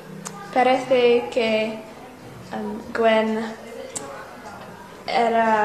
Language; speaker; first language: Spanish; non-native, learner; English